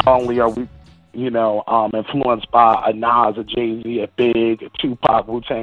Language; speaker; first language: English; native; English